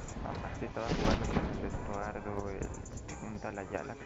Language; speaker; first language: Spanish; native; Spanish